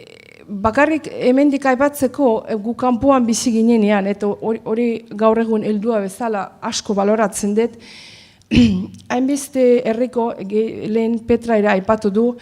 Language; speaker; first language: Basque; non-native, learner; Azerbaijani